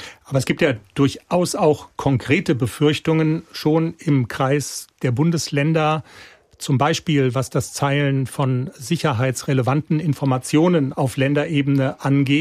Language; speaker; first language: German; native; German